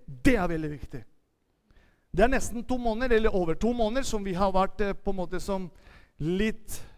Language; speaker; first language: Norwegian; non-native, fluent; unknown